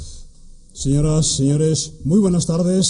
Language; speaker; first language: Spanish; native; Spanish